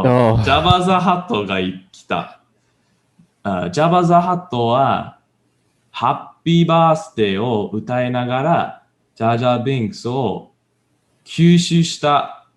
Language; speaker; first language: Japanese; non-native, learner; English